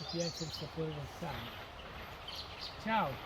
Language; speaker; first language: Italian; native; Italian